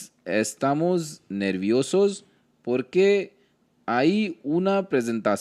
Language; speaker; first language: Spanish; non-native, learner; Hindi